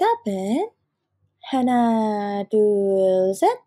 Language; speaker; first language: Korean; non-native, fluent; Indonesian